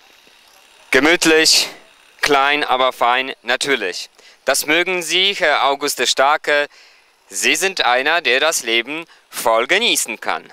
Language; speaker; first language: German; non-native, fluent; Polish